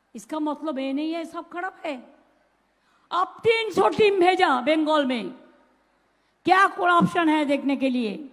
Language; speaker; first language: Hindi; non-native, local second language; Bangla